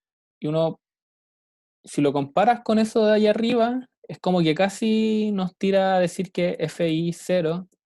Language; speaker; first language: Spanish; native; Spanish